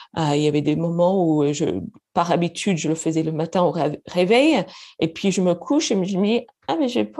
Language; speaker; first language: French; non-native, fluent; English